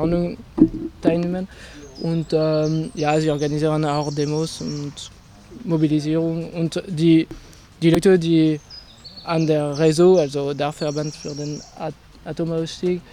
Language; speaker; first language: German; non-native, fluent; French